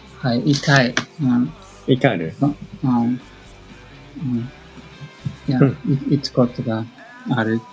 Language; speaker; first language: Japanese; non-native, learner; English